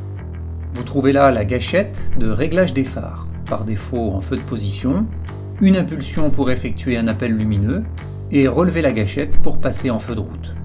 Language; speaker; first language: French; native; French